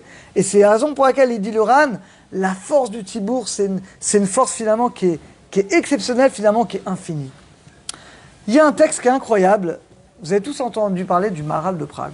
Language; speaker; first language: French; native; French